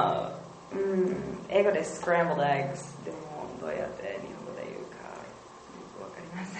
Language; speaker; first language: Japanese; non-native, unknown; English